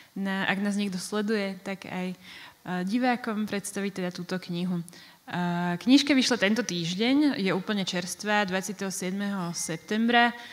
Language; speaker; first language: Slovak; native; Slovak